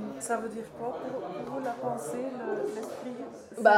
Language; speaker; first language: French; non-native, learner; Dutch